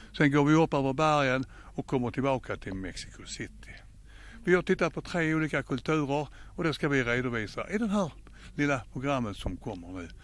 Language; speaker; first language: Swedish; native; Swedish